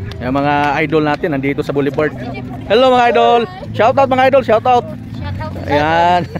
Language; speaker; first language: Filipino; non-native, local second language; Cebuano